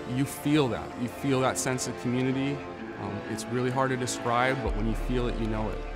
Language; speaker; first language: English; native; English